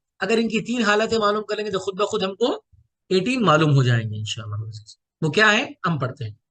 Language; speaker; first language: Urdu; native; Urdu